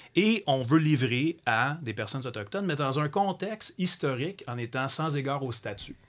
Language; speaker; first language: French; native; French